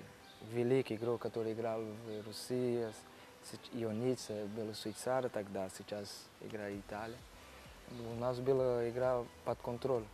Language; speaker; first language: Russian; non-native, learner; Portuguese